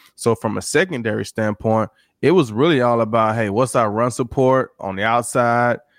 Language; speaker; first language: English; native; English